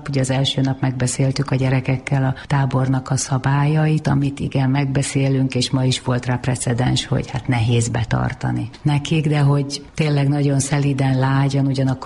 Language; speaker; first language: Hungarian; native; Hungarian